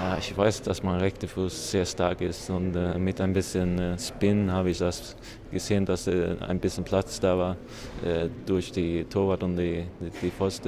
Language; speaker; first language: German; non-native, learner; Faroese